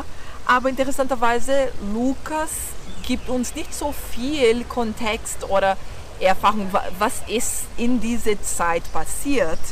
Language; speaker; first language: German; non-native, learner; Portuguese